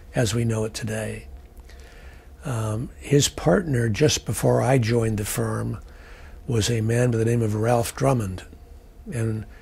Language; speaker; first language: English; native; English